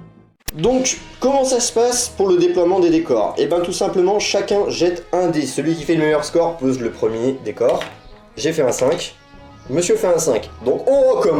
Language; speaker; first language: French; native; French